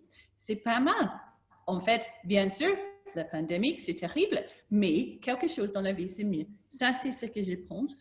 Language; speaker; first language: French; non-native, learner; English